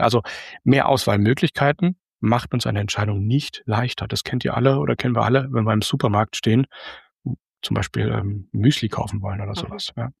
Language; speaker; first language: German; native; German